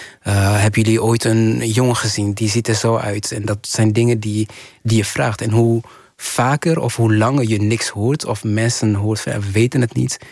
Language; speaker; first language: Dutch; early bilingual, other home language; Kinyarwanda